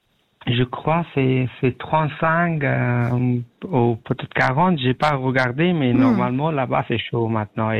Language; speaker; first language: French; non-native, learner; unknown